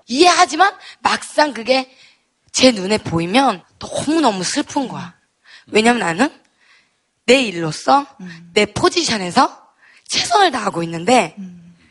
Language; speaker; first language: Korean; native; Korean